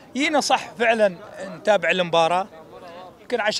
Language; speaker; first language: Arabic; native; Arabic